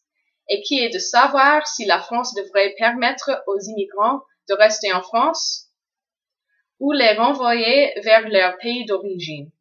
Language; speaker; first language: French; non-native, fluent; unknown